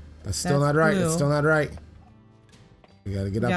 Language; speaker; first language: English; native; English